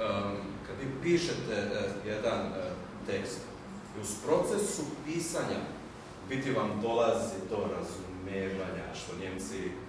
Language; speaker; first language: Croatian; early bilingual, heritage; German